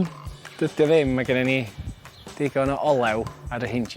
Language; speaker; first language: Welsh; native; Welsh